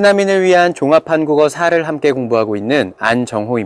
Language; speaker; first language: Korean; native; Korean